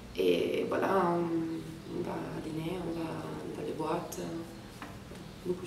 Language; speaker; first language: French; non-native, fluent; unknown